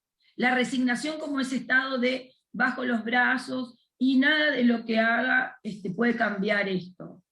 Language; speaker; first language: Spanish; native; Spanish